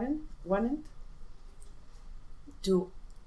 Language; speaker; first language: English; non-native, learner; Spanish